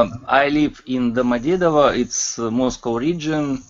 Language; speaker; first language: English; non-native, learner; Russian